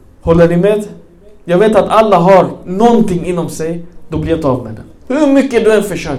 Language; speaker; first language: Swedish; early bilingual, other home language; Arabic